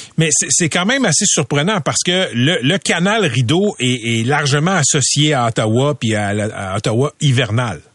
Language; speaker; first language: French; native; French